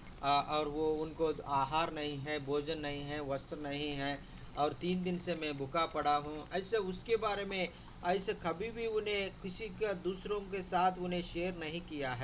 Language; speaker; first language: Hindi; non-native, local second language; Telugu